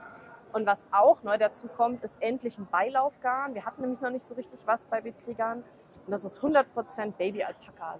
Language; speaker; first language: German; native; German